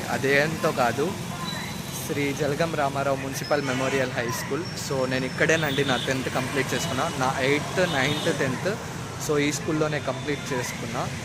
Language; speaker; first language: Telugu; non-native, local second language; Urdu